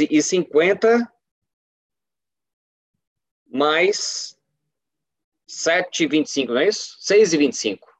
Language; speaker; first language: Portuguese; native; Portuguese